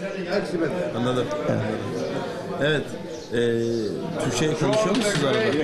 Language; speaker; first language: Turkish; native; Turkish